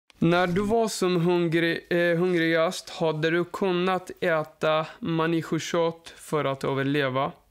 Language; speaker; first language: Swedish; non-native, fluent; Persian